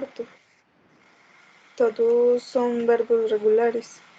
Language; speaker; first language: Portuguese; non-native, learner; Spanish